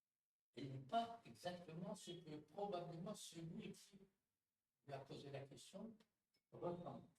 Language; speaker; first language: French; non-native, local second language; Arabic